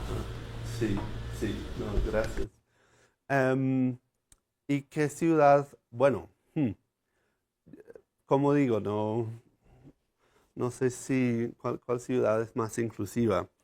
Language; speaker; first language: Spanish; non-native, fluent; English